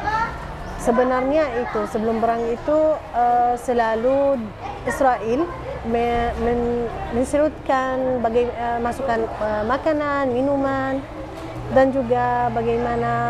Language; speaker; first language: Indonesian; non-native, fluent; Arabic